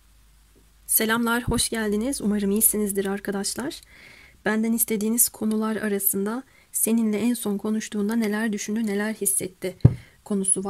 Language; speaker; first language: Turkish; native; Turkish